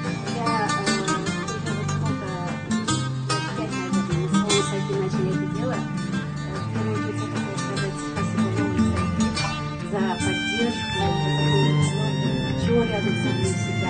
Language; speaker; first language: Russian; non-native, local second language; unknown